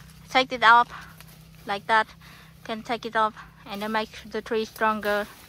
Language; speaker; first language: English; non-native, learner; Vietnamese